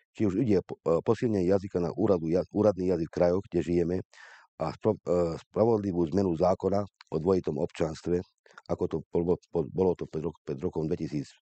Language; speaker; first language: Slovak; non-native, local second language; Hungarian